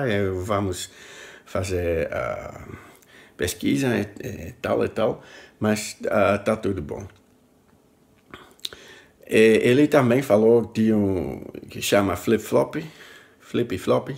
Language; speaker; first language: Portuguese; non-native, fluent; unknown